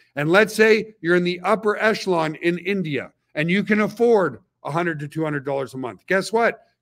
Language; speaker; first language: English; native; English